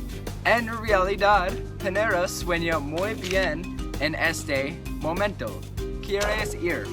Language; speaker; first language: Spanish; non-native, learner; English